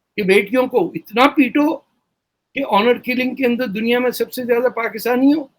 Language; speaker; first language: Urdu; native; Urdu